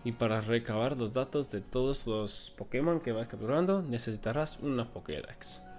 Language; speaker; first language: Spanish; non-native, fluent; English